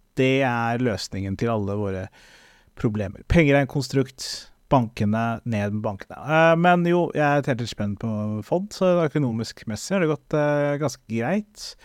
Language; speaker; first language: Norwegian; early bilingual, other home language; Somali